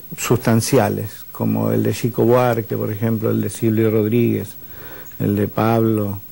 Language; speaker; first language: Spanish; native; Spanish